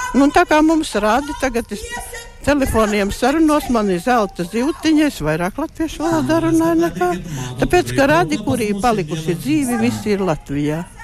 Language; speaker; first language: Latvian; early bilingual, heritage; Latvian